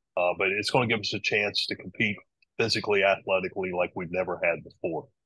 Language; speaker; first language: English; native; English